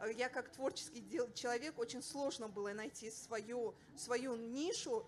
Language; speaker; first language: Russian; non-native, local second language; Avaric